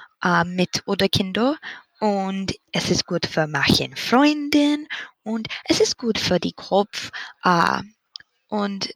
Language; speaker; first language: German; non-native, learner; English